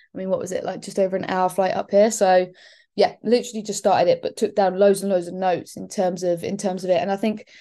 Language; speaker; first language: English; native; English